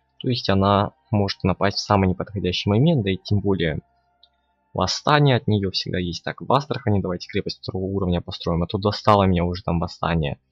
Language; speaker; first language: Russian; native; Russian